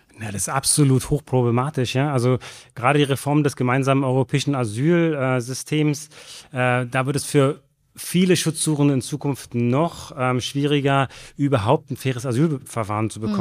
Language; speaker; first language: German; native; German